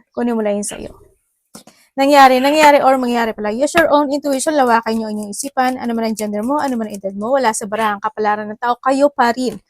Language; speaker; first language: Filipino; native; Filipino